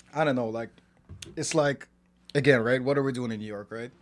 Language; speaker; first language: English; non-native, fluent; Kazakh